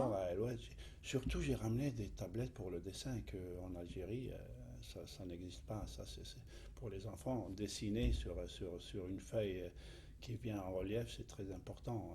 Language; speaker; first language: French; non-native, fluent; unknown